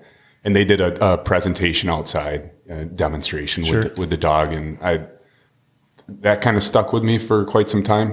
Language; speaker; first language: English; native; English